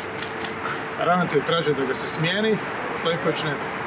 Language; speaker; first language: Croatian; native; Croatian